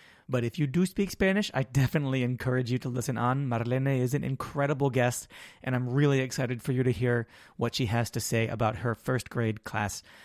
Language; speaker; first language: English; native; English